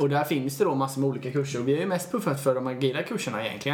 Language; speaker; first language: Swedish; native; Swedish